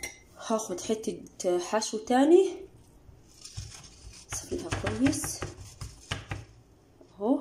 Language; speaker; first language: Arabic; native; Arabic